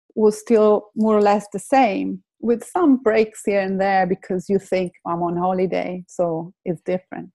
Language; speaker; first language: English; non-native, fluent; Italian